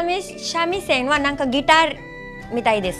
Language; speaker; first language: Japanese; non-native, learner; Hindi